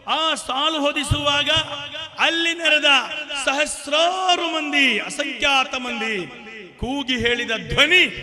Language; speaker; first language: Kannada; non-native, local second language; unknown